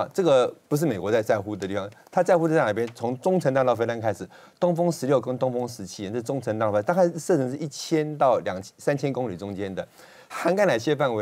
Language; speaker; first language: Chinese; native; Chinese